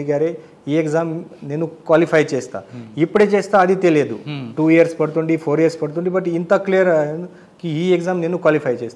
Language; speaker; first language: Telugu; non-native, learner; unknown